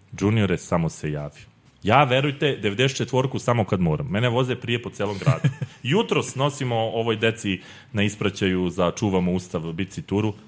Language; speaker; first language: Serbian; native; Serbian